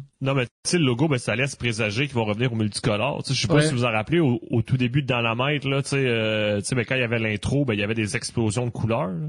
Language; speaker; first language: French; native; French